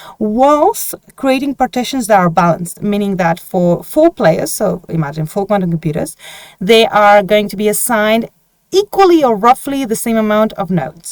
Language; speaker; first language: English; non-native, fluent; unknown